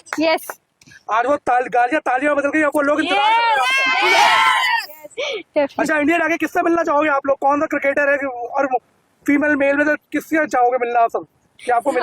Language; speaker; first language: Hindi; native; Hindi